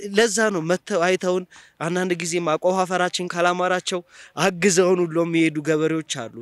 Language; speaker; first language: Amharic; native; Amharic